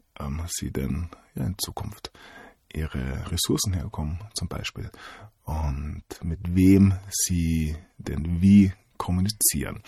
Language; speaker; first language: German; native; German